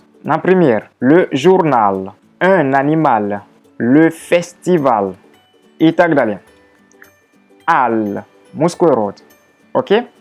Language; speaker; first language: Russian; non-native, fluent; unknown